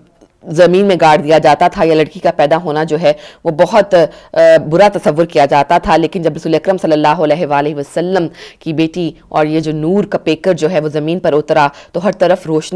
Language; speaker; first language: Urdu; native; Urdu